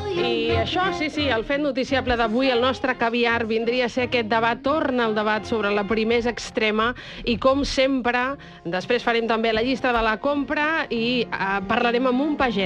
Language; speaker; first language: Catalan; native; Catalan